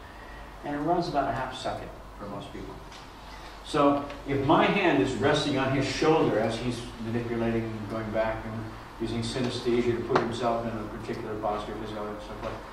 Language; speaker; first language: English; native; English